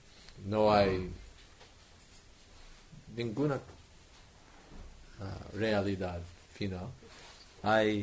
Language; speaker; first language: Spanish; non-native, fluent; English